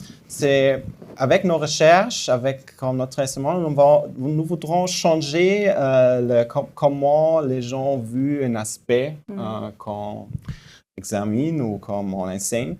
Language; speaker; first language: French; non-native, fluent; German